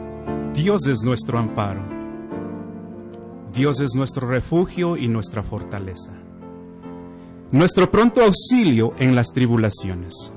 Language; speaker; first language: Spanish; native; Spanish